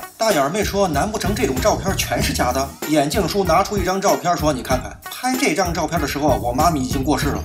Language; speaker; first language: Chinese; native; Chinese